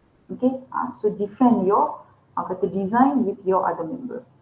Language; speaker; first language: English; non-native, local second language; Malay